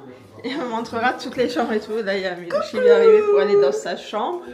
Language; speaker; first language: French; native; French